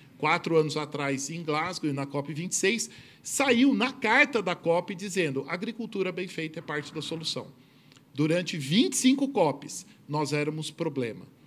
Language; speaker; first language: Portuguese; native; Portuguese